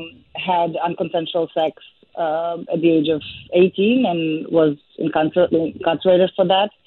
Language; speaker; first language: English; non-native, fluent; Serbian